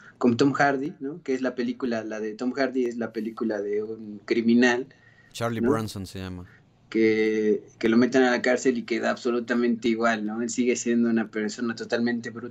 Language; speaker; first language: Spanish; native; Spanish